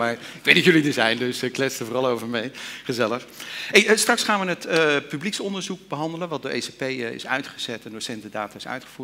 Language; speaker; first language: Dutch; native; Dutch